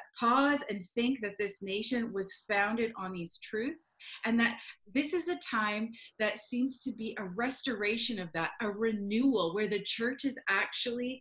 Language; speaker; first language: English; native; English